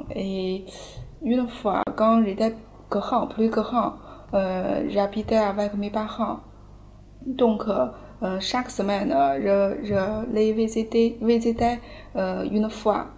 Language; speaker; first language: French; non-native, learner; Chinese